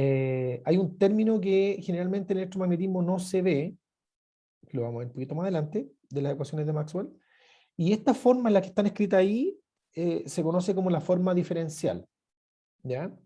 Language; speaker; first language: Spanish; native; Spanish